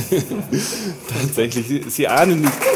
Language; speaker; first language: German; native; German